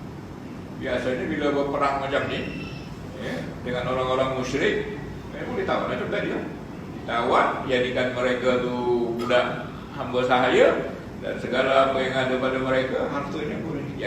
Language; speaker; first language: Malay; native; Malay